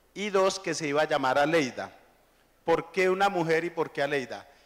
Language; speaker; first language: Spanish; native; Spanish